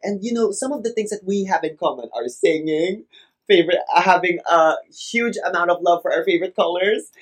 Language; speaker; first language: English; non-native, local second language; Filipino